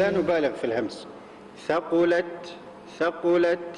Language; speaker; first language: Arabic; native; Arabic